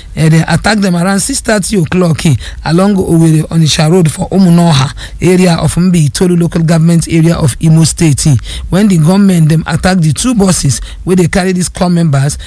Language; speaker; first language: Nigerian Pidgin; non-native, local second language; Yoruba